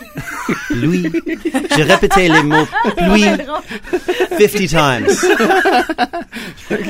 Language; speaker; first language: French; non-native, learner; English